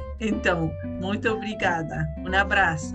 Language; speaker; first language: Portuguese; non-native, learner; Spanish